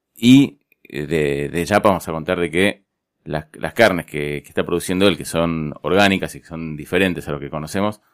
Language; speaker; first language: Spanish; native; Spanish